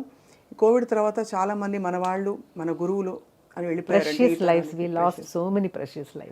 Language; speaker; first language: Telugu; native; Telugu